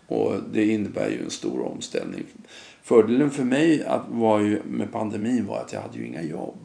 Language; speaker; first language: Swedish; native; Swedish